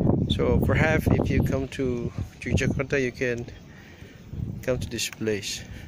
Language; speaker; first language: English; non-native, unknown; Indonesian